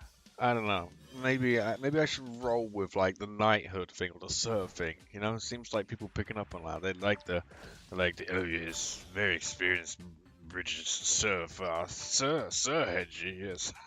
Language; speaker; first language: English; native; English